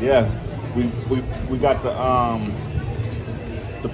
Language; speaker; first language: English; native; English